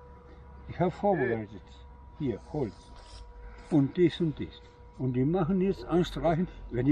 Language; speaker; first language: German; non-native, fluent; Bosnian